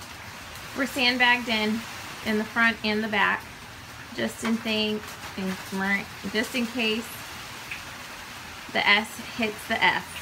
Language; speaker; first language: English; native; English